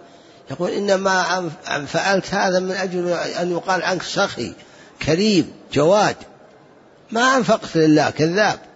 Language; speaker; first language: Arabic; native; Arabic